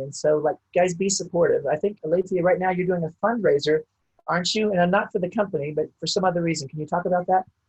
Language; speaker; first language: English; native; English